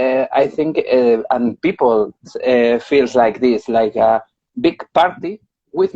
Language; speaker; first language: English; non-native, learner; Spanish